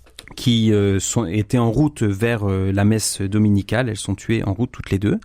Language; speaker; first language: French; native; French